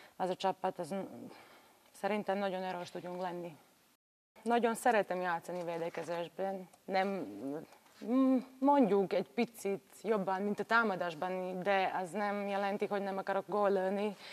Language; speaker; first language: Hungarian; non-native, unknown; Serbian